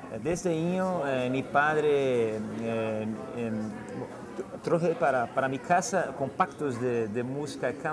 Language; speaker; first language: Spanish; non-native, learner; Portuguese